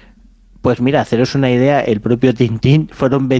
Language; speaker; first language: Spanish; native; Spanish